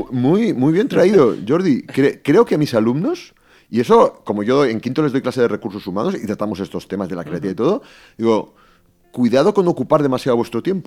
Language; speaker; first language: Spanish; native; Spanish